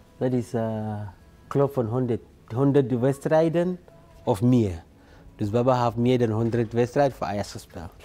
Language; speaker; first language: Dutch; non-native, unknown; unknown